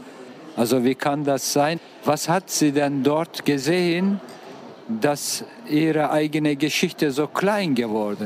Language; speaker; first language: German; non-native, fluent; Turkish